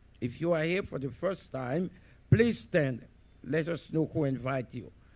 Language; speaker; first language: English; non-native, fluent; Haitian Creole